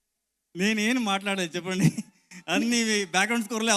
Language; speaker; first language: Telugu; non-native, learner; Kannada